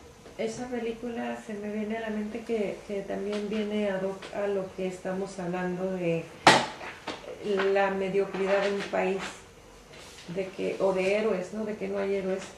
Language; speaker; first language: Spanish; native; Spanish